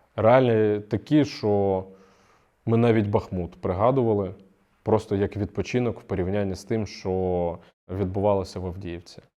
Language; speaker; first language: Ukrainian; native; Ukrainian